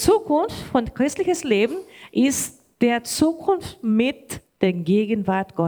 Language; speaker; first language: German; non-native, learner; Portuguese